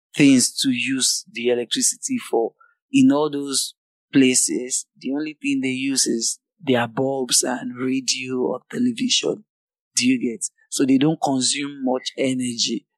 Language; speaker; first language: English; non-native, local second language; Yoruba